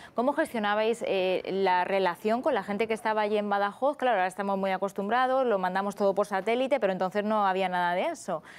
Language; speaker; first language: Spanish; native; Spanish